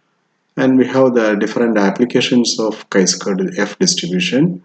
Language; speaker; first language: English; non-native, local second language; Malayalam